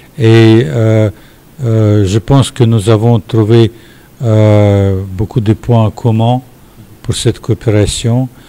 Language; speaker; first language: French; non-native, fluent; Russian